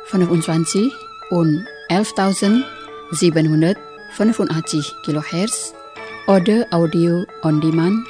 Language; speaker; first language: German; non-native, fluent; Indonesian